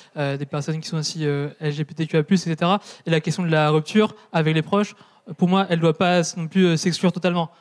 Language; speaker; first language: French; native; French